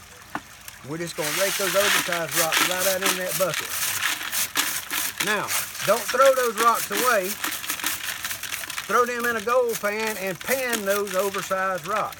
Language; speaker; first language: English; native; English